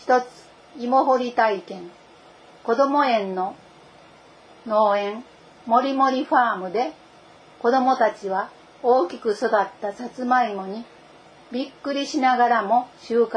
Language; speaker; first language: Japanese; native; Japanese